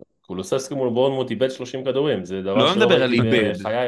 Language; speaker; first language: Hebrew; native; Hebrew